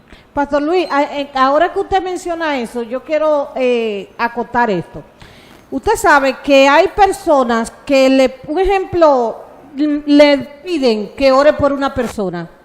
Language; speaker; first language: Spanish; native; Spanish